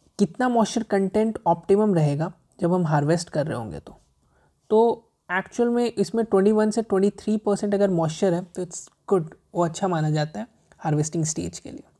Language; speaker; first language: Hindi; native; Hindi